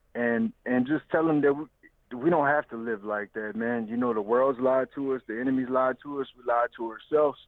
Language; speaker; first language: English; native; English